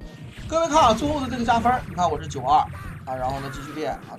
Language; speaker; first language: Chinese; native; Chinese